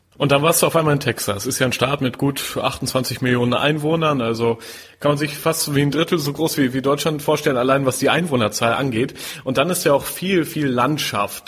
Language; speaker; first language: German; native; German